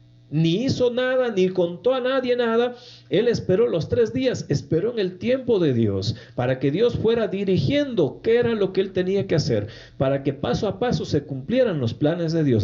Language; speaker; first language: Spanish; native; Spanish